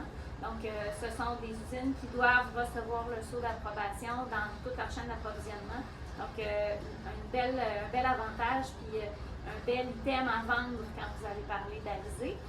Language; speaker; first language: French; native; French